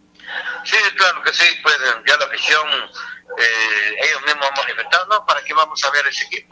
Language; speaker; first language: Spanish; native; Spanish